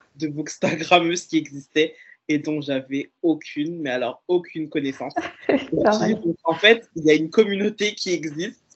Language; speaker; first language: French; native; French